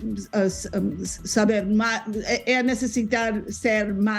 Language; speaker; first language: Spanish; non-native, learner; English